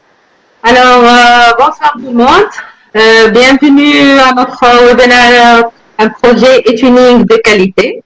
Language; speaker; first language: French; non-native, local second language; Arabic